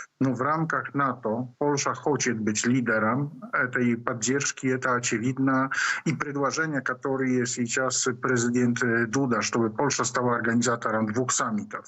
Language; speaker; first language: Polish; non-native, learner; Russian